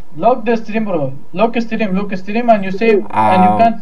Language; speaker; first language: English; non-native, learner; Uzbek